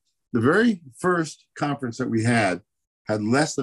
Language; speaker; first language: English; native; English